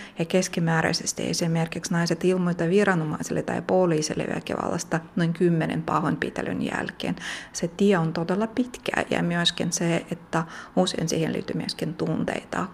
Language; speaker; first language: Finnish; non-native, fluent; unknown